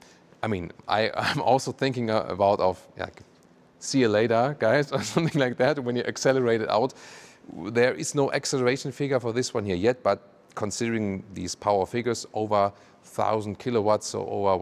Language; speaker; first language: English; non-native, fluent; German